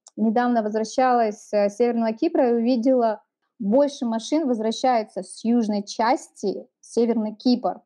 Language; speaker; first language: Russian; native; Russian